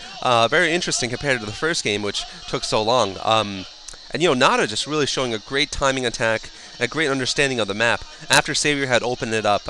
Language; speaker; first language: English; native; English